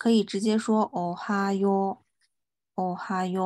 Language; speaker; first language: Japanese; non-native, fluent; Chinese